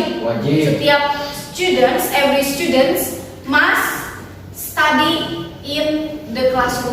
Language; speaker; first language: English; non-native, fluent; Indonesian